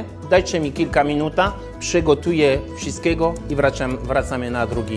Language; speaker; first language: Polish; non-native, learner; French